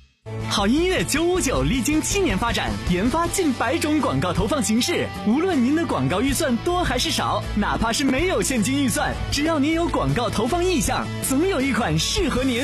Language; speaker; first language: Chinese; native; Chinese